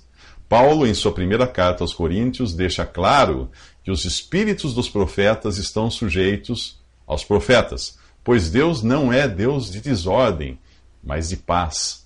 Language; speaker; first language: Portuguese; native; Portuguese